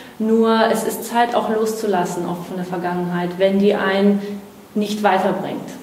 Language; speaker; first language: German; non-native, fluent; Portuguese